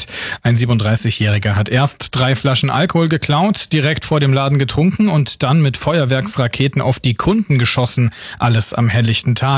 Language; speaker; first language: German; native; German